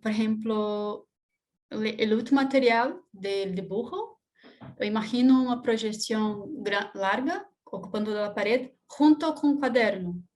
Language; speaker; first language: Spanish; non-native, learner; Portuguese